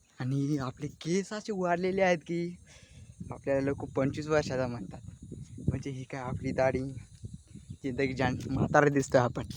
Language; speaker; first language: Marathi; non-native, local second language; Gondi